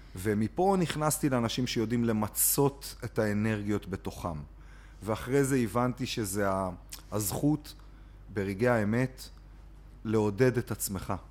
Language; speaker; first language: Hebrew; native; Hebrew